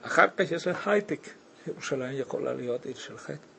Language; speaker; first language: Hebrew; early bilingual, other home language; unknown